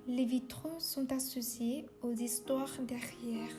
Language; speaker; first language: French; non-native, learner; Vietnamese